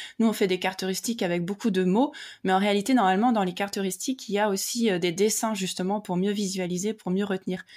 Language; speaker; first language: French; native; French